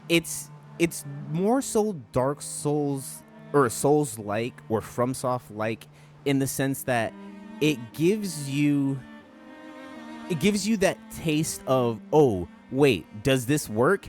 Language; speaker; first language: English; native; English